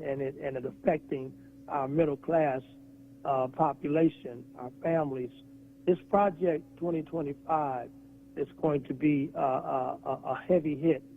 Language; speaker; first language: English; native; English